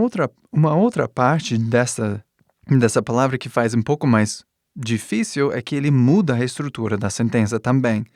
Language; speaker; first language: Portuguese; non-native, fluent; English